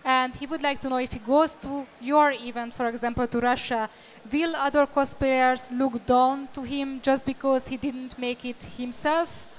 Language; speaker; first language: English; non-native, fluent; Hungarian